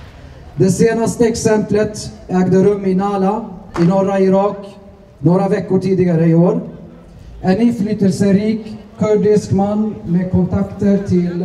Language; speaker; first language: Swedish; early bilingual, other home language; Assyrian Neo-Aramaic